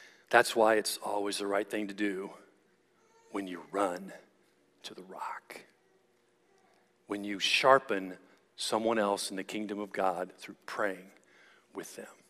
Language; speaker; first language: English; native; English